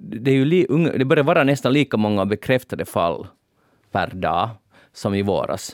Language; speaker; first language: Swedish; native; Swedish